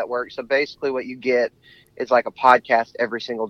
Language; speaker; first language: English; native; English